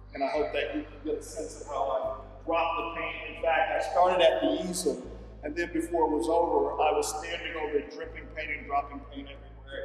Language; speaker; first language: English; native; English